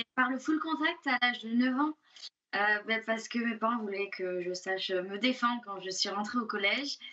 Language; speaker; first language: French; native; French